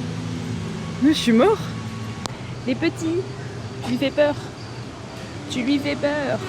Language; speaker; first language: French; native; French